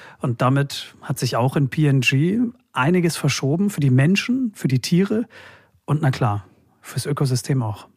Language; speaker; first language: German; native; German